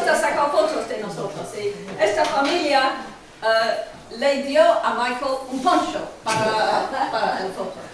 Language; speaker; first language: Spanish; non-native, learner; English